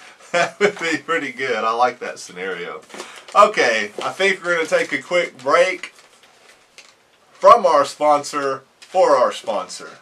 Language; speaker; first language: English; native; English